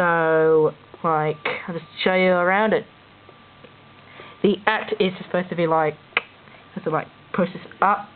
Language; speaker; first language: English; native; English